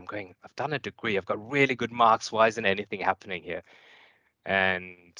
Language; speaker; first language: English; native; English